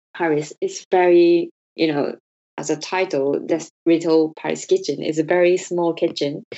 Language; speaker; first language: English; non-native, learner; Japanese